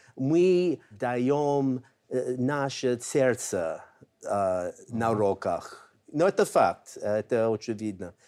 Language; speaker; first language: Russian; non-native, learner; English